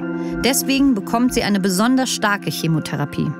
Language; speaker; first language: German; native; German